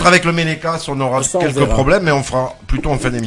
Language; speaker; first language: French; native; French